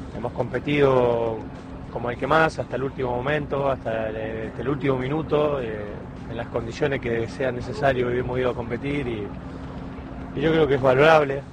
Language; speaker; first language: Spanish; native; Spanish